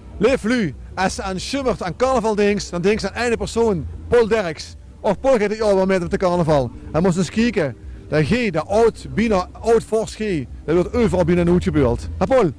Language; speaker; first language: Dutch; native; Dutch